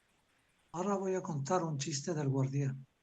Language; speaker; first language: Spanish; native; Spanish